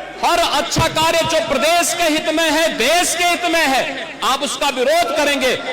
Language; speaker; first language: Hindi; native; Hindi